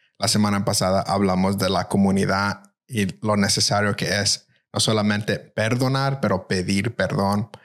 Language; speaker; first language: Spanish; early bilingual, heritage; Spanish